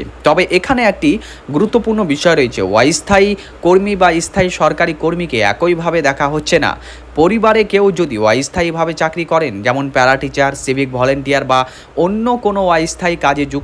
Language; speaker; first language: Bangla; native; Bangla